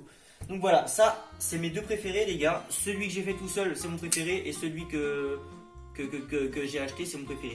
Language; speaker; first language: French; native; French